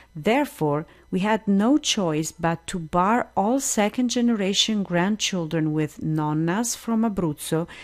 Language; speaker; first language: English; non-native, fluent; Italian